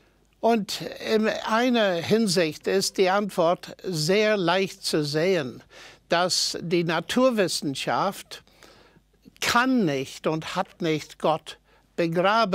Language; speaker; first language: German; non-native, fluent; English